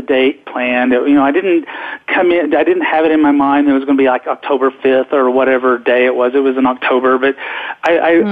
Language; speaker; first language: English; native; English